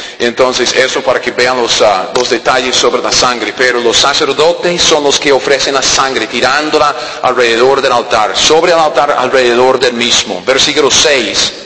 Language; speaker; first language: Spanish; non-native, fluent; English